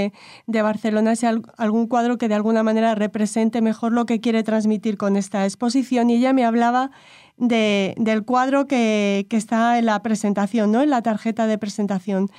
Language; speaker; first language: Spanish; native; Spanish